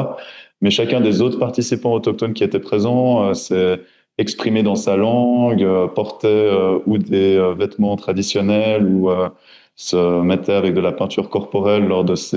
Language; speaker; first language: French; native; French